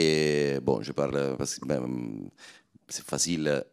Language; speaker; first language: French; non-native, fluent; Italian